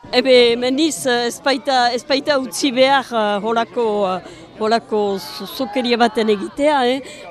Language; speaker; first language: Basque; native; Basque